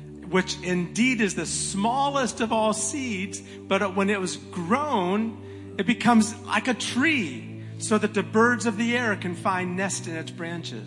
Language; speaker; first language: English; native; English